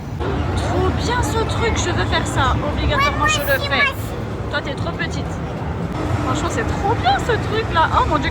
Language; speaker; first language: French; native; French